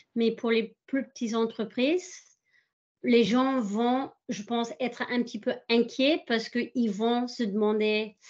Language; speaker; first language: French; non-native, fluent; English